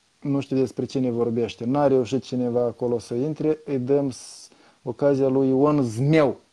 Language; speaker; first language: Romanian; native; Romanian